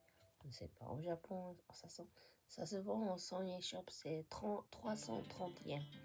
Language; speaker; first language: French; non-native, fluent; Japanese